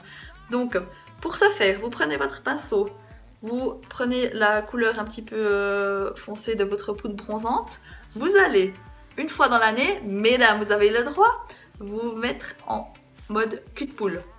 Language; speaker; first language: French; native; French